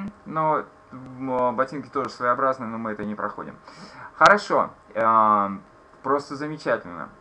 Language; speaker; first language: Russian; native; Russian